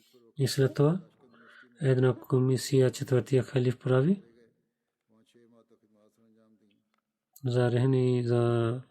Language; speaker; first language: Bulgarian; non-native, learner; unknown